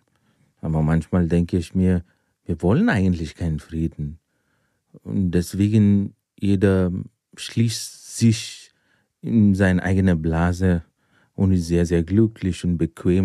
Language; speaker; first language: German; non-native, fluent; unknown